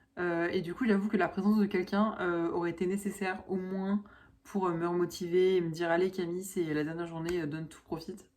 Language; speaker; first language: French; native; French